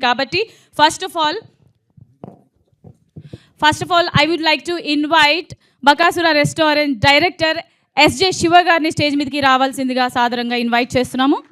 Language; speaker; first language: Telugu; native; Telugu